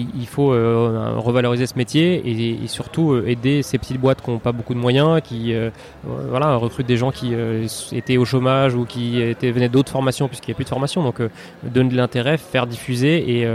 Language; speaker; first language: French; native; French